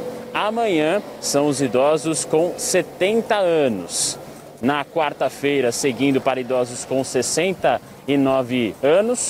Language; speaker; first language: Portuguese; native; Portuguese